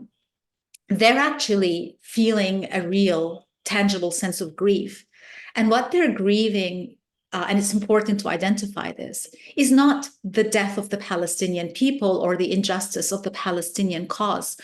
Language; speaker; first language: English; non-native, fluent; Arabic